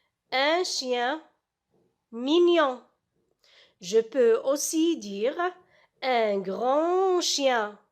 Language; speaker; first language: French; non-native, local second language; Arabic